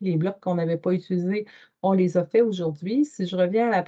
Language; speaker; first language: French; native; French